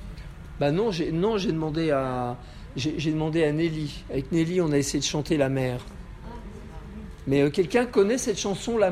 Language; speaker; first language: French; native; French